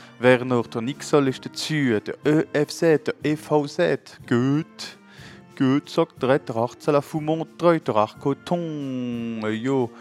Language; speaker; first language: German; non-native, local second language; French